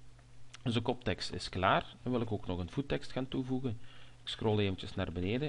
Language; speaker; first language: Dutch; native; Dutch